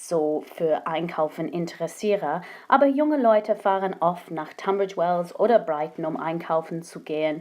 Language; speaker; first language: German; non-native, fluent; English